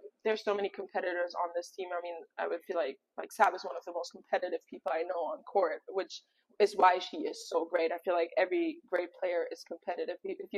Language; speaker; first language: English; non-native, fluent; German